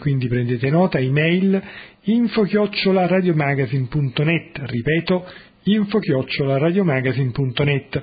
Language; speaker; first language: Italian; native; Italian